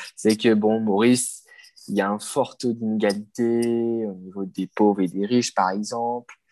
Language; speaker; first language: French; non-native, local second language; Morisyen